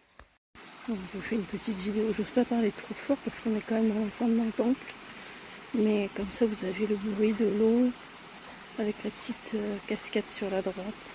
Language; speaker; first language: French; native; French